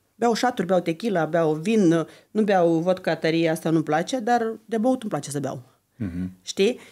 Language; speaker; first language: Romanian; non-native, fluent; Lithuanian